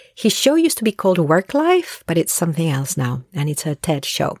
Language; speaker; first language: English; early bilingual, other home language; Spanish